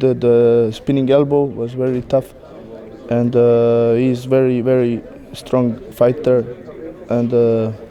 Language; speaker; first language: English; non-native, learner; Croatian